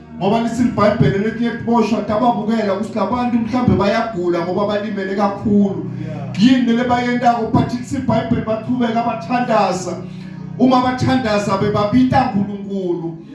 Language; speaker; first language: Zulu; non-native, local second language; Swati